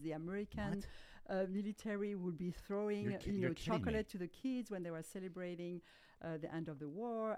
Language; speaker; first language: English; non-native, fluent; French